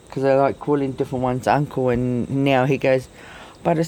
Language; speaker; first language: English; native; English